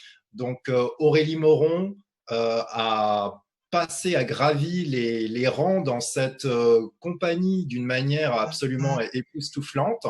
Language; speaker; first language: French; native; French